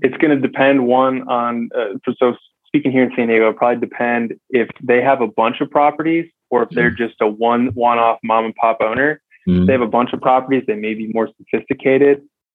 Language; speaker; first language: English; native; English